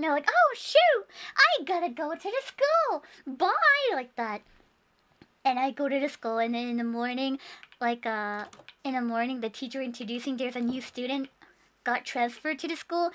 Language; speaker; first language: English; non-native, fluent; Japanese